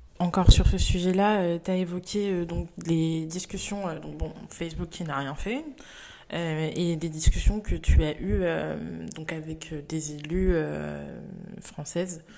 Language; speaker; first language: French; native; French